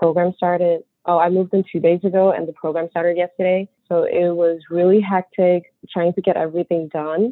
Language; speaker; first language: English; early bilingual, other home language; Chinese